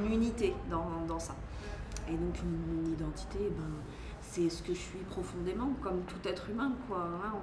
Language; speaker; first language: French; native; French